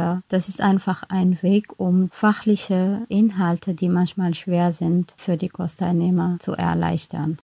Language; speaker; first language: German; non-native, fluent; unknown